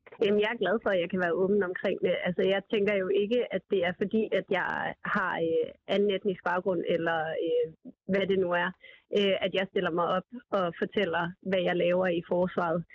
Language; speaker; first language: Danish; early bilingual, other home language; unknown